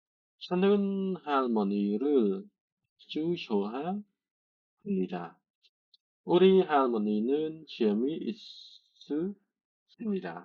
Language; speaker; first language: Korean; non-native, learner; Khmer